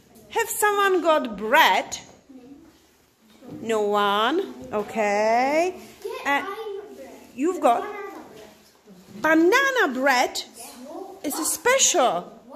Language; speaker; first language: English; non-native, fluent; Czech